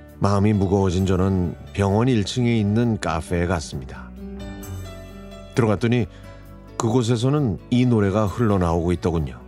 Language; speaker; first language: Korean; native; Korean